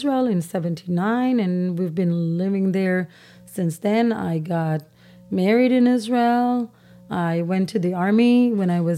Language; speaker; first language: English; non-native, fluent; Persian